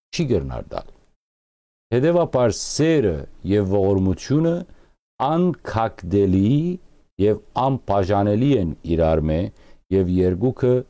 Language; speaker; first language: Armenian; early bilingual, heritage; Armenian